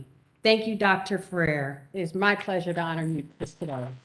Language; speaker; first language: English; native; English